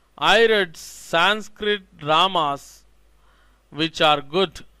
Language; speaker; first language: English; non-native, local second language; Telugu